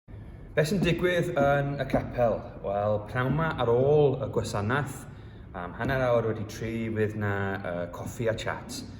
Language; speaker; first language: Welsh; early bilingual, heritage; Welsh